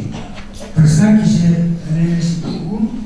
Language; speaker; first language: French; non-native, fluent; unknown